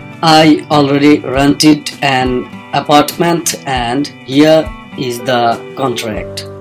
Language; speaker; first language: English; non-native, fluent; Bangla